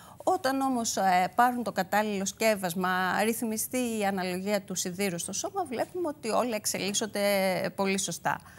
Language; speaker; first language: Greek; native; Greek